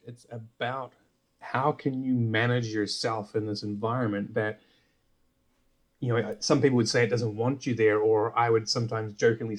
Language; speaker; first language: English; native; English